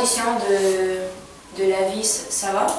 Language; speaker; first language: French; non-native, learner; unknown